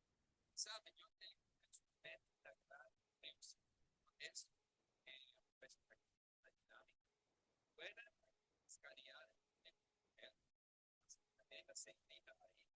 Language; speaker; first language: Spanish; non-native, learner; German